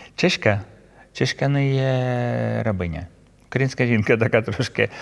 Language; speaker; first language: Ukrainian; native; Ukrainian